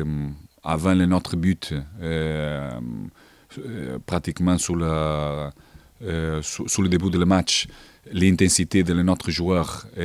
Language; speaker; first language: French; non-native, fluent; Portuguese